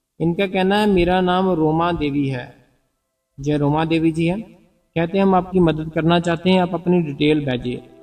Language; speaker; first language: Hindi; non-native, local second language; Punjabi